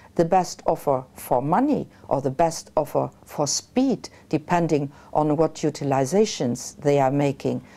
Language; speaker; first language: English; non-native, fluent; Luxembourgish